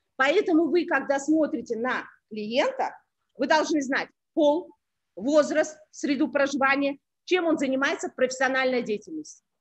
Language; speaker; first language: Russian; non-native, local second language; Uzbek